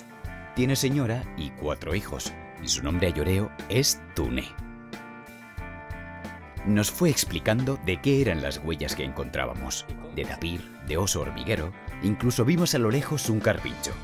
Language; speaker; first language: Spanish; native; Spanish